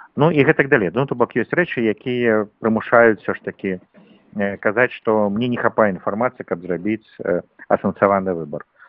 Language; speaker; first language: Belarusian; native; Belarusian